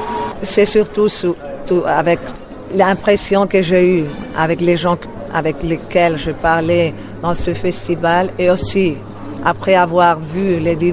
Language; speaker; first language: French; non-native, fluent; Spanish